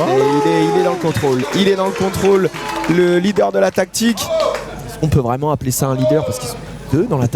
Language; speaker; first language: French; native; French